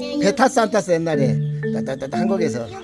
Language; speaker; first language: Korean; native; Korean